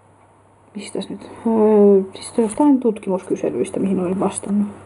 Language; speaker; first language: Finnish; native; Finnish